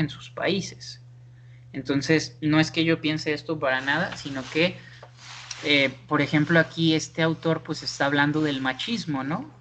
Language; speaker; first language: Spanish; native; Spanish